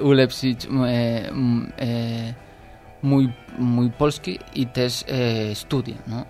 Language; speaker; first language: Polish; non-native, learner; Spanish